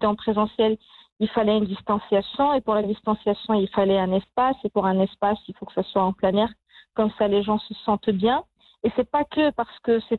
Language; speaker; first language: French; non-native, local second language; Arabic